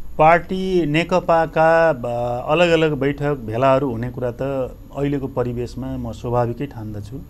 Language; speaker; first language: Nepali; native; Nepali